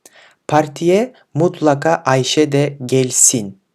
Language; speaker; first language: Turkish; non-native, fluent; Kyrgyz